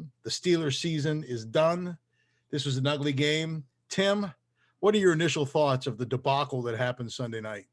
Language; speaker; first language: English; native; English